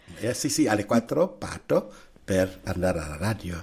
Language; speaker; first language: Italian; non-native, fluent; Nyanja